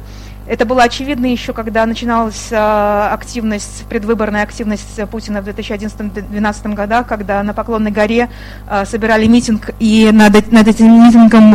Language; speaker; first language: Russian; native; Russian